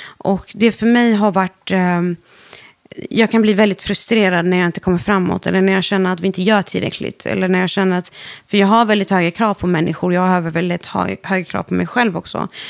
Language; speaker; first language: Swedish; early bilingual, other home language; Arabic